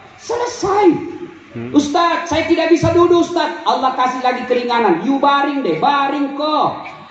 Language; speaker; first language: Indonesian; non-native, local second language; Buginese